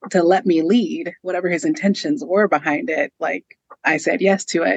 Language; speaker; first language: English; native; English